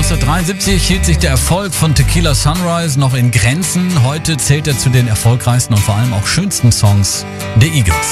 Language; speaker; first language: German; native; German